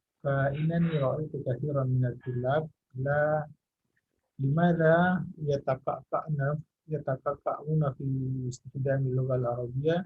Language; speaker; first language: Arabic; non-native, fluent; Indonesian